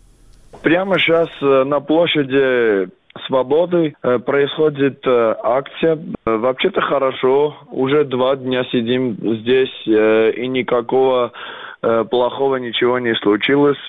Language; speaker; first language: Russian; non-native, fluent; Armenian